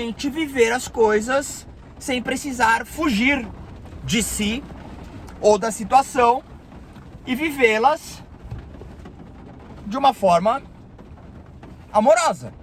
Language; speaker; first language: Portuguese; native; Portuguese